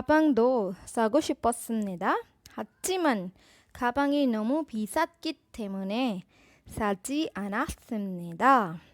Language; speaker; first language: Korean; non-native, fluent; Urdu